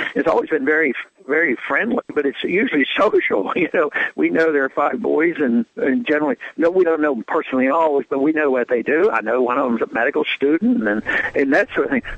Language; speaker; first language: English; native; English